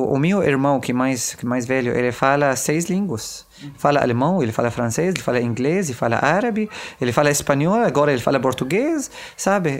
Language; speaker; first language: Portuguese; non-native, learner; Arabic